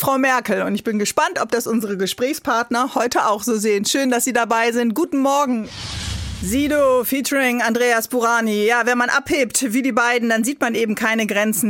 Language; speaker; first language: German; native; German